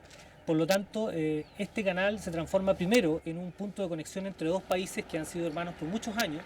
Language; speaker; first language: Spanish; native; Spanish